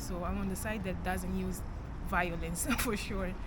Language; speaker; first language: English; non-native, fluent; Korean